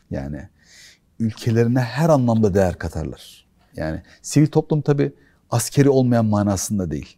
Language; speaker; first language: Turkish; native; Turkish